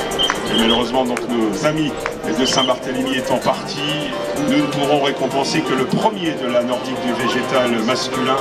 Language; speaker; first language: French; native; French